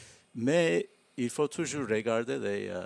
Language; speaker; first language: French; non-native, learner; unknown